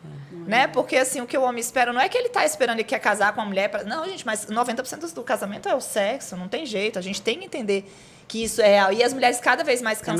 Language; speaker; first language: Portuguese; native; Portuguese